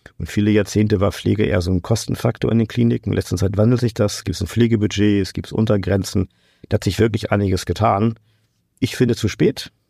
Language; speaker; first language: German; non-native, fluent; Portuguese